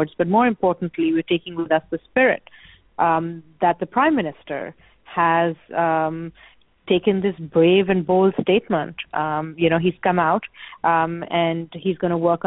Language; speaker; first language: English; non-native, local second language; Urdu